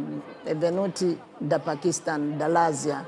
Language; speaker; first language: Italian; non-native, fluent; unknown